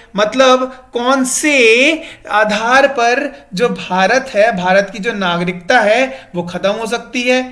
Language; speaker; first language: Hindi; non-native, local second language; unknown